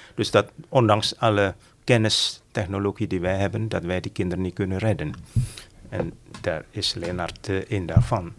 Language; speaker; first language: Dutch; non-native, fluent; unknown